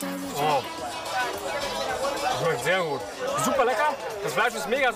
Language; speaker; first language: German; native; German